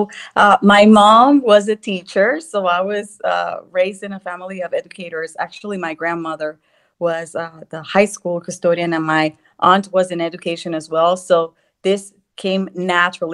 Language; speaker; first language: English; non-native, fluent; Spanish